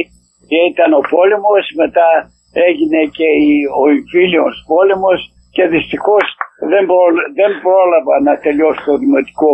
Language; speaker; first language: Greek; native; Greek